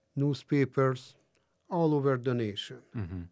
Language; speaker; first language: English; non-native, fluent; Hungarian